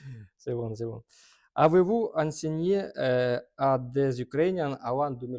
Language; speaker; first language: French; non-native, learner; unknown